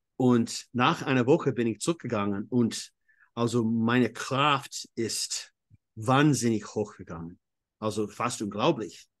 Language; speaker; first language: German; non-native, fluent; English